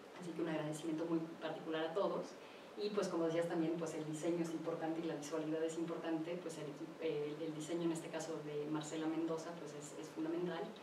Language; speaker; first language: Spanish; native; Spanish